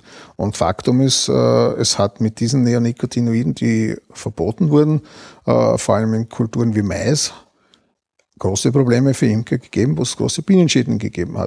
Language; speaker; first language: German; native; German